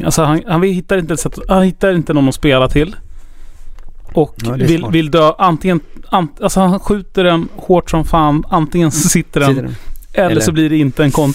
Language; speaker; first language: Swedish; native; Swedish